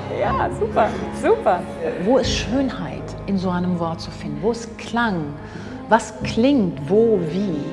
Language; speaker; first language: German; native; German